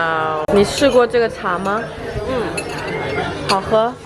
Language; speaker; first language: Chinese; early bilingual, heritage; Chinese